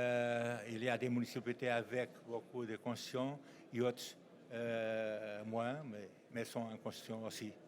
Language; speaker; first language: French; non-native, learner; Portuguese